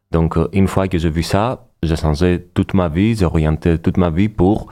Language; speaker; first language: French; non-native, fluent; Greek